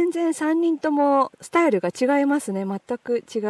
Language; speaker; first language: Japanese; native; Japanese